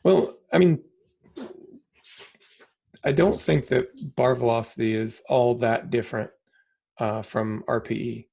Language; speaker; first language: English; native; English